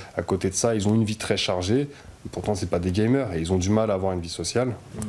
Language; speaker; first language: French; native; French